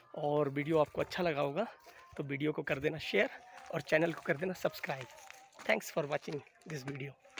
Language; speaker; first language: Hindi; non-native, local second language; Bangla